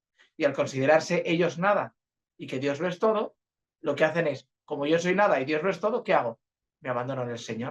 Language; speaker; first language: Spanish; native; Spanish